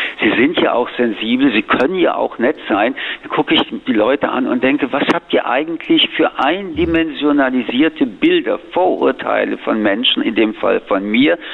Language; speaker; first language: German; early bilingual, other home language; French